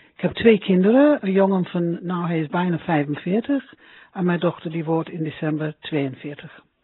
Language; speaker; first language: Dutch; non-native, fluent; English